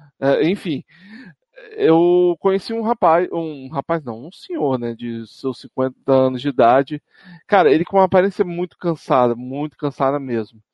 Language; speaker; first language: Portuguese; native; Portuguese